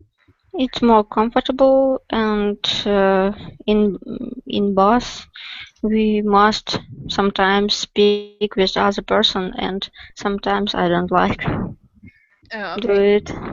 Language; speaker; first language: English; non-native, learner; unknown